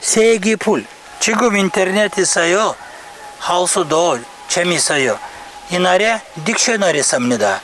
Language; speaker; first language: Korean; non-native, learner; Lithuanian